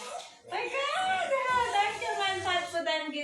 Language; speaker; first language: German; non-native, learner; Filipino